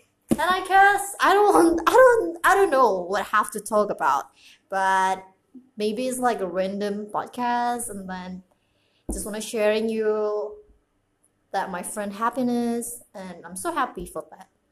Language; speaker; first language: English; non-native, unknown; Indonesian